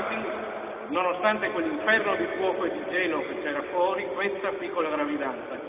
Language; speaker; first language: Italian; native; Italian